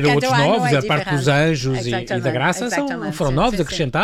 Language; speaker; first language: Portuguese; native; Portuguese